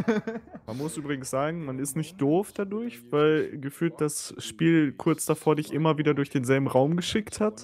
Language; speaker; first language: German; native; German